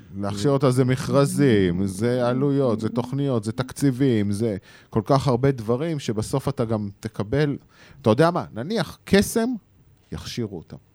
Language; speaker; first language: Hebrew; native; Hebrew